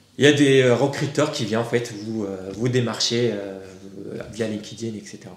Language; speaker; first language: French; non-native, local second language; Arabic